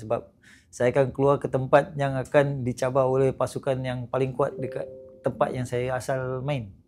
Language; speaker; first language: Malay; native; Malay